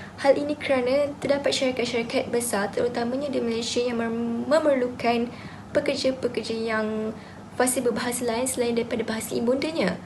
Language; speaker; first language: Malay; native; Malay